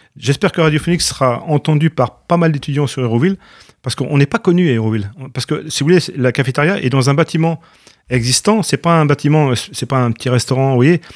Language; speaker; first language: French; native; French